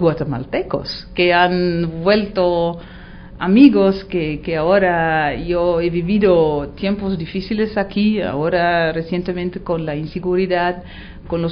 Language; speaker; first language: Spanish; non-native, fluent; Dutch